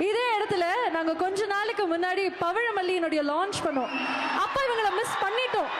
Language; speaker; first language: Tamil; native; Tamil